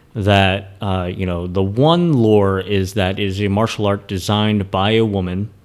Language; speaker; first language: English; native; English